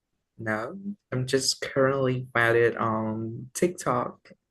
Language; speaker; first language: English; non-native, learner; Vietnamese